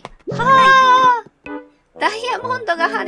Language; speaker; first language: Japanese; native; Japanese